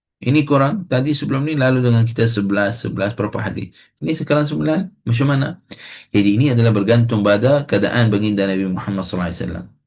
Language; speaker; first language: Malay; non-native, fluent; Arabic